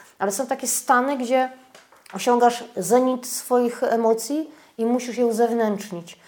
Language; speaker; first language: Polish; native; Polish